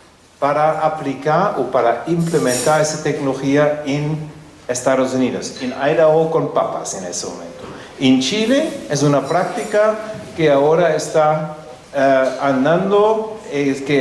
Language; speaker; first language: Spanish; non-native, fluent; German